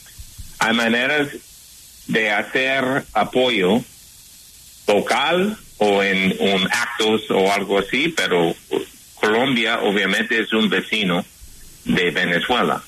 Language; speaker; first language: Spanish; non-native, fluent; English